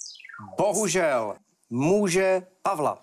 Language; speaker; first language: Czech; native; Czech